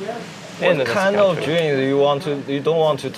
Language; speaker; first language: English; non-native, learner; Chinese